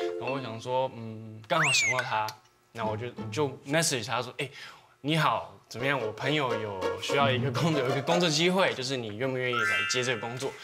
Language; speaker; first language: Chinese; native; Chinese